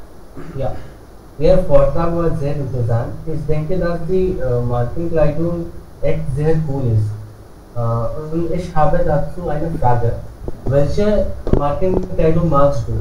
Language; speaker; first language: German; non-native, learner; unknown